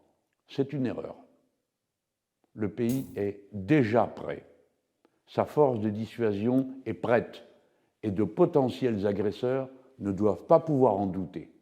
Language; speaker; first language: French; native; French